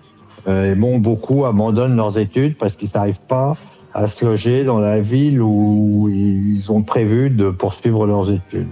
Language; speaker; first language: French; native; French